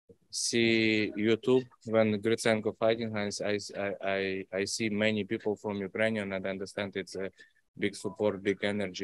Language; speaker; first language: English; non-native, learner; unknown